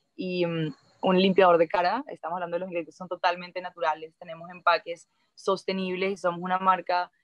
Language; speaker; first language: Spanish; native; Spanish